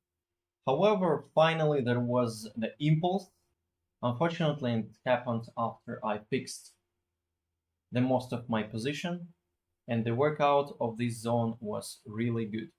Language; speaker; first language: English; non-native, fluent; Russian